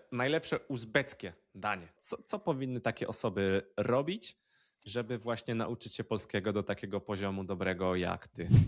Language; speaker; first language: Polish; native; Polish